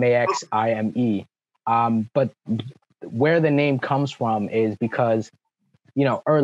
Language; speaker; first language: English; early bilingual, other home language; French